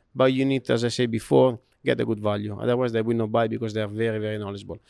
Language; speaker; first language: English; non-native, learner; Italian